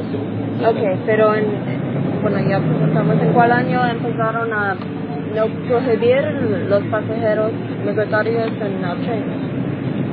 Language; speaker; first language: Spanish; non-native, learner; English